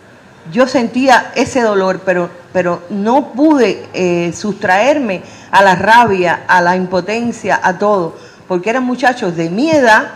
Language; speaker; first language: Spanish; native; Spanish